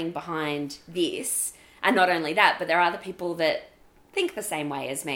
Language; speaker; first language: English; native; English